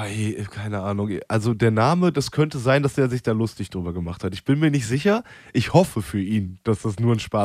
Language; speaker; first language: German; native; German